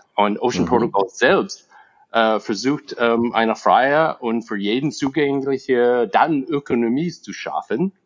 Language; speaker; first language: German; non-native, fluent; English